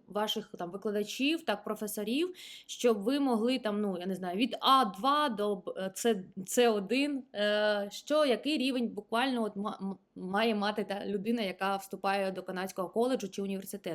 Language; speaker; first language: Ukrainian; native; Ukrainian